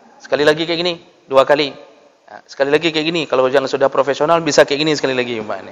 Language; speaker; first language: Malay; non-native, local second language; Achinese